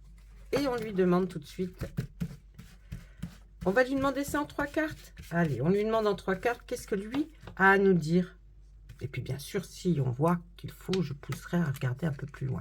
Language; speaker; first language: French; native; French